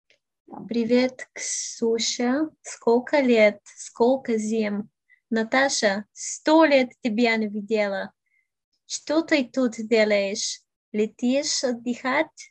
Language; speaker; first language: Russian; non-native, learner; Bulgarian